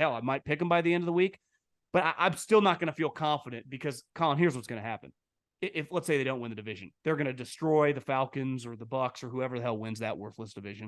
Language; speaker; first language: English; native; English